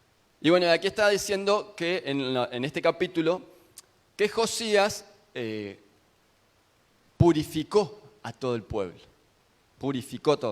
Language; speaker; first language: Spanish; native; Spanish